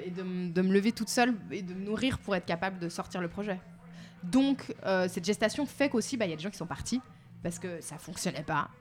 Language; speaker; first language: French; native; French